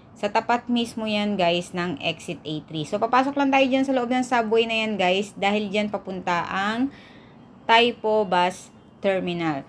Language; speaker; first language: Filipino; native; Filipino